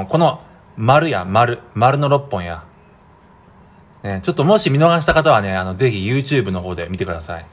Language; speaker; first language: Japanese; native; Japanese